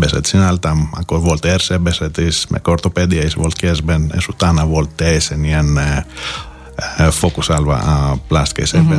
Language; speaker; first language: Hungarian; non-native, fluent; Greek